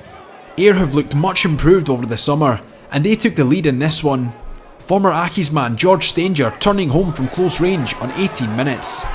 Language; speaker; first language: English; native; English